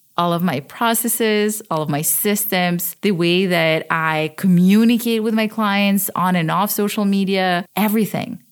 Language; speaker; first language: English; early bilingual, other home language; Russian